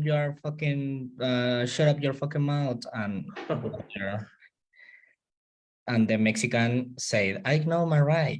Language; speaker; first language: English; non-native, learner; Spanish